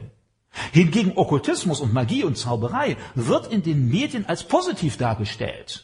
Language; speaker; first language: German; native; German